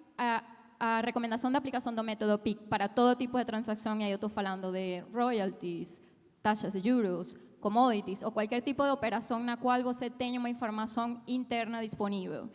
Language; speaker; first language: Portuguese; non-native, fluent; Spanish